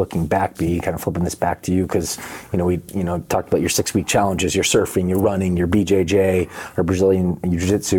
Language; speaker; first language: English; native; English